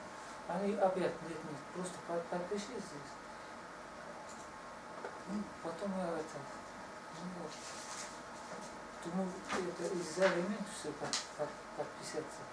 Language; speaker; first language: Russian; non-native, learner; Tajik